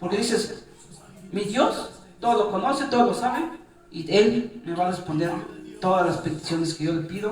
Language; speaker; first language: Spanish; native; Spanish